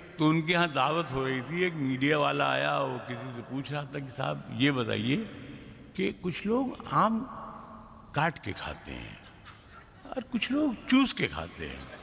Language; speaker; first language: Urdu; native; Urdu